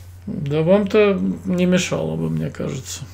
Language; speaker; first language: Russian; native; Russian